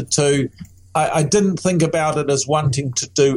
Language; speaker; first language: English; native; English